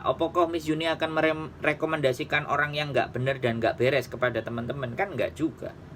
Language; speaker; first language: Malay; non-native, local second language; Javanese